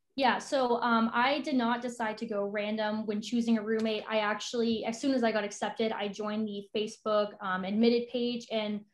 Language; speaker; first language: English; native; English